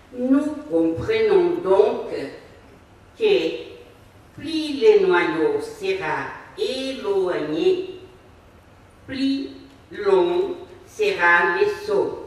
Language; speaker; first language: French; non-native, fluent; Portuguese